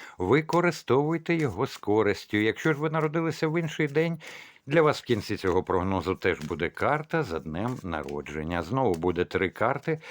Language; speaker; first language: Ukrainian; non-native, local second language; Russian